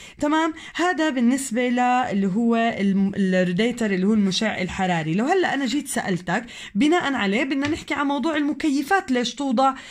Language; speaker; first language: Arabic; native; Arabic